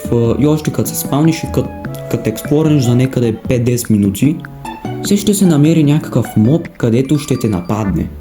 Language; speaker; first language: Bulgarian; native; Bulgarian